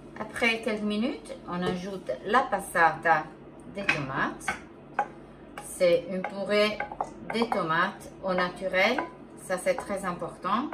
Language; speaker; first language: French; non-native, fluent; Italian